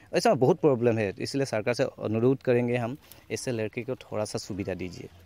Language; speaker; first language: Hindi; non-native, local second language; Assamese